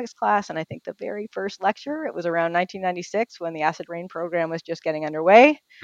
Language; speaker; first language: English; native; English